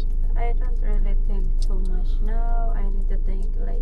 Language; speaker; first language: English; non-native, local second language; Filipino